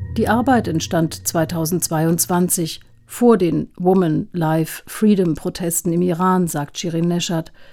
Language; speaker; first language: German; native; German